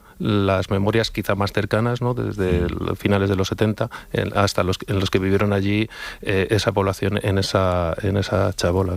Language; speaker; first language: Spanish; native; Spanish